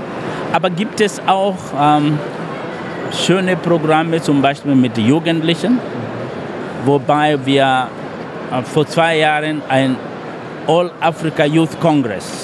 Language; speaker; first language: German; non-native, fluent; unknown